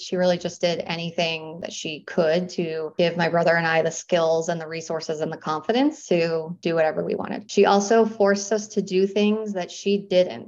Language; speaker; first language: English; native; English